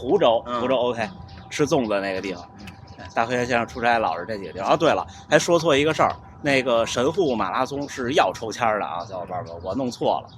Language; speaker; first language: Chinese; native; Chinese